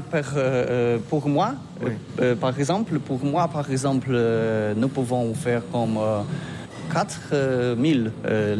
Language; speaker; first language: French; non-native, learner; Polish